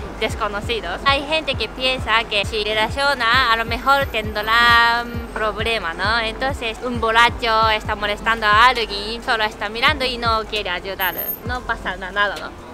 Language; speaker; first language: Spanish; non-native, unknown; Japanese